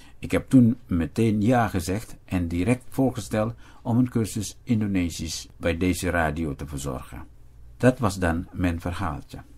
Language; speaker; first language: Dutch; non-native, fluent; Indonesian